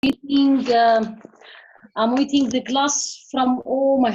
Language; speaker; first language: English; non-native, learner; Arabic